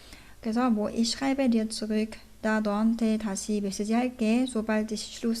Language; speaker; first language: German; non-native, fluent; Korean